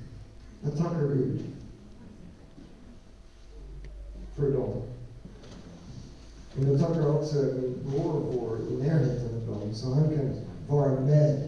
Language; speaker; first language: Swedish; non-native, learner; English